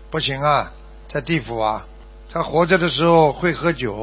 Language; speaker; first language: Chinese; native; Chinese